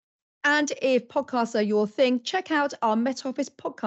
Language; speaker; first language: English; native; English